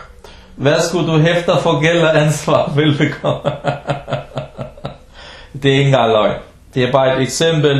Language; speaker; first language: Danish; early bilingual, other home language; Arabic